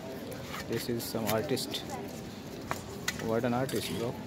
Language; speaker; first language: English; non-native, local second language; Hindi